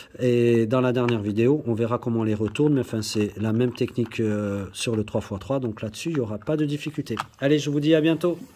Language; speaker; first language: French; native; French